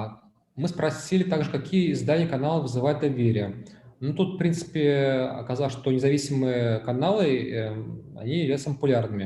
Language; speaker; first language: Russian; native; Russian